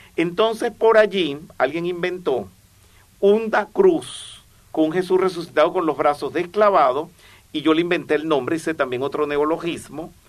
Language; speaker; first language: Spanish; native; Spanish